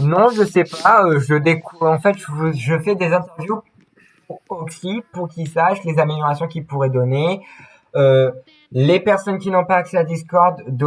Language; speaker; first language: French; native; French